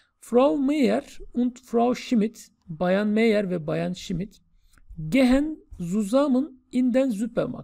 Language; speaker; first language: German; non-native, fluent; Turkish